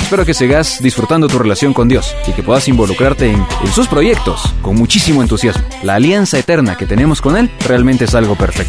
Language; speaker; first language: Spanish; native; Spanish